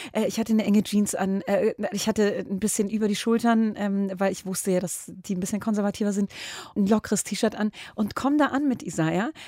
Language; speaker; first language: German; early bilingual, other home language; Arabic